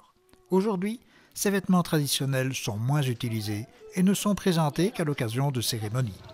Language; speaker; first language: French; native; French